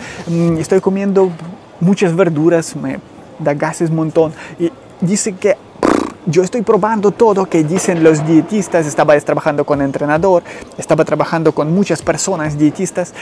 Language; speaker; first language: Spanish; non-native, fluent; Ukrainian